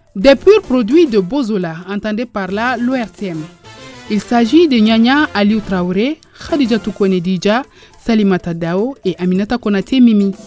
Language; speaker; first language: French; non-native, local second language; Bambara